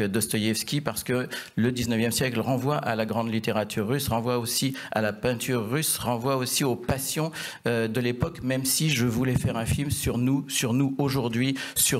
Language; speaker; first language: French; native; French